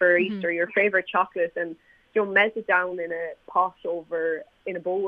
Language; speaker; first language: English; native; English